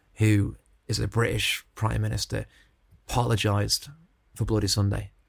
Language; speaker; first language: English; native; English